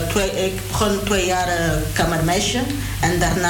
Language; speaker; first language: Dutch; non-native, learner; Portuguese